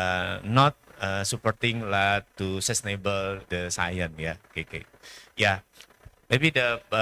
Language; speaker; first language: English; non-native, learner; Indonesian